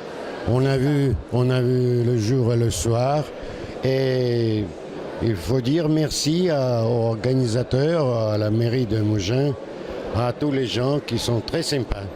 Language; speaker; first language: French; non-native, learner; Russian